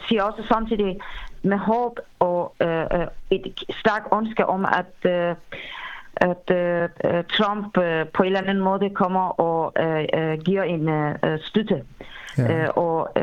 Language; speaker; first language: Danish; non-native, fluent; Persian